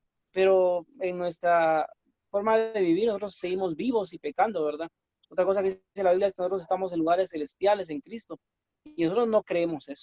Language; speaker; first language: Spanish; native; Spanish